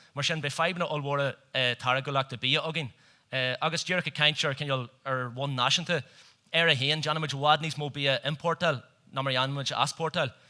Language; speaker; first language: Irish; native; Irish